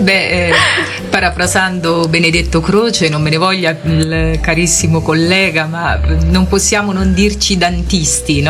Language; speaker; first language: Italian; native; Italian